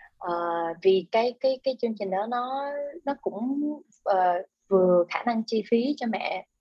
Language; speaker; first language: Vietnamese; native; Vietnamese